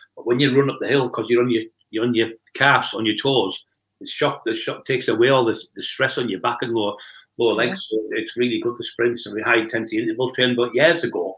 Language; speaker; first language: English; native; English